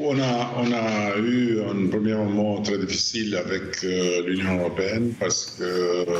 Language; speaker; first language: French; non-native, fluent; Albanian